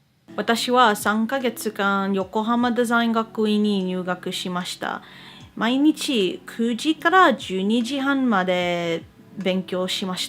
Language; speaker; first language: Japanese; non-native, learner; English